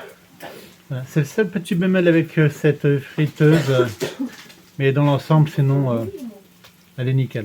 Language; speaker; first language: French; native; French